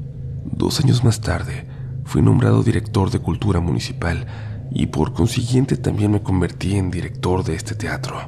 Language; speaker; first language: Spanish; native; Spanish